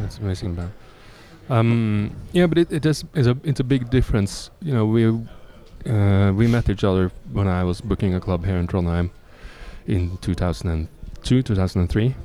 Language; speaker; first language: English; non-native, fluent; Norwegian